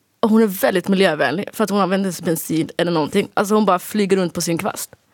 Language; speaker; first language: Swedish; early bilingual, other home language; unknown